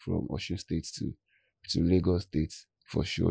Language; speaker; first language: English; non-native, local second language; Yoruba